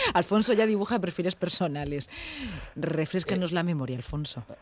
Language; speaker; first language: Spanish; native; Spanish